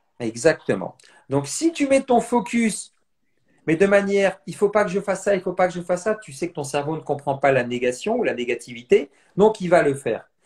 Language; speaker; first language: French; native; French